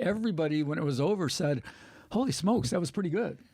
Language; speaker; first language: English; native; English